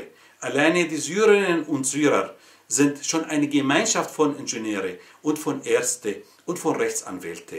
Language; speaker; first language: German; non-native, fluent; Arabic